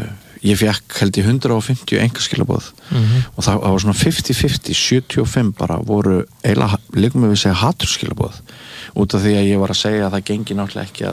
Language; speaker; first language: Icelandic; native; Icelandic